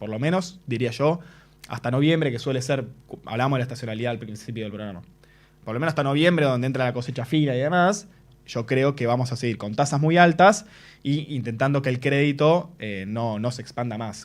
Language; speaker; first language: Spanish; native; Spanish